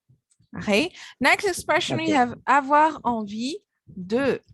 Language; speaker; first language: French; non-native, fluent; Filipino